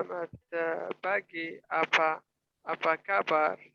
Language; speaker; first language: Indonesian; non-native, learner; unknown